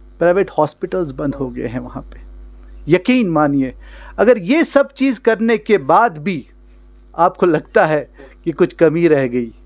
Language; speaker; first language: Hindi; non-native, local second language; Kashmiri